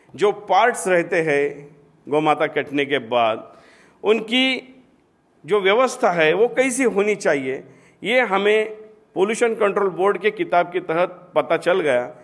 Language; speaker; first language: Hindi; non-native, local second language; Marathi